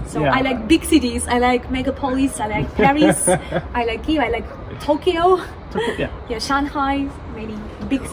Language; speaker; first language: English; non-native, fluent; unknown